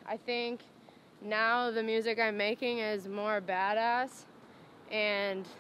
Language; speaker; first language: English; native; English